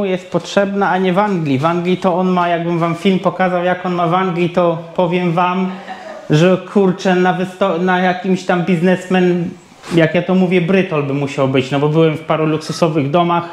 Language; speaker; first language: Polish; native; Polish